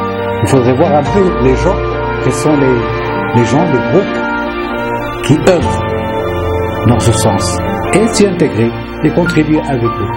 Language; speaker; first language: French; non-native, local second language; Arabic